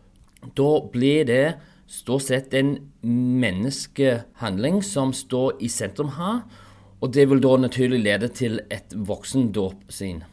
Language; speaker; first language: Norwegian; non-native, fluent; English